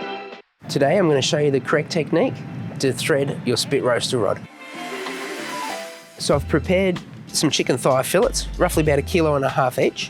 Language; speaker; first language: English; native; English